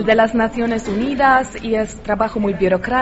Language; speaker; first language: Spanish; non-native, learner; Polish